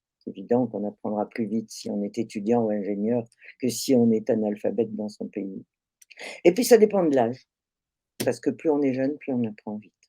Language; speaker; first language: French; native; French